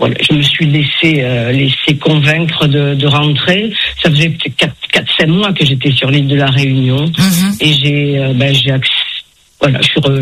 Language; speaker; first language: French; native; French